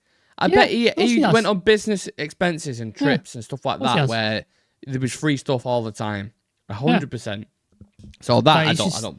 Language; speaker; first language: English; native; English